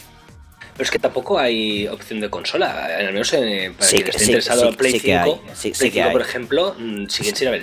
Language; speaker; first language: Spanish; native; Spanish